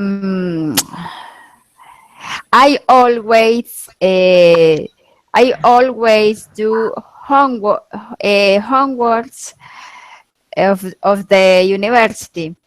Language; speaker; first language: English; non-native, learner; Spanish